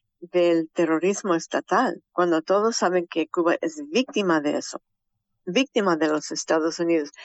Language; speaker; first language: Spanish; early bilingual, heritage; Spanish